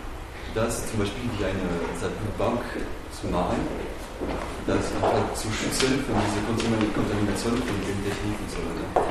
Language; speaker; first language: German; non-native, fluent; French